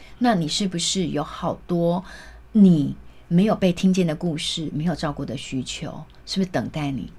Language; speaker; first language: Chinese; native; Chinese